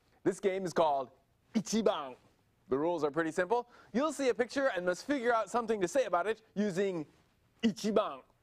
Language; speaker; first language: English; native; English